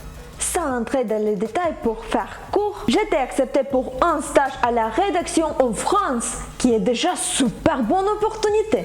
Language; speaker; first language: French; non-native, fluent; Ukrainian